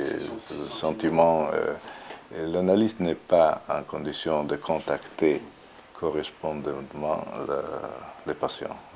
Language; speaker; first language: French; non-native, fluent; Italian